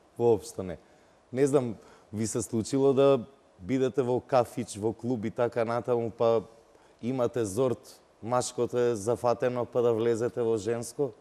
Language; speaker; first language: Macedonian; non-native, local second language; Albanian